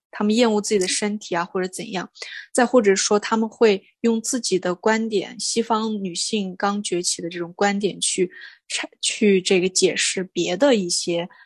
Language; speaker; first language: Chinese; non-native, local second language; Mongolian